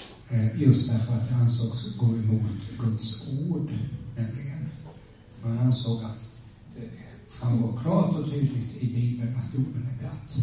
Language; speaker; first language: Swedish; native; Swedish